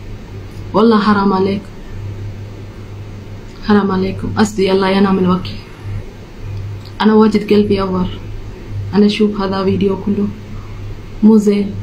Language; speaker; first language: Arabic; non-native, learner; Telugu